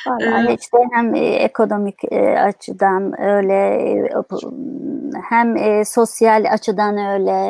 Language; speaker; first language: Turkish; native; Turkish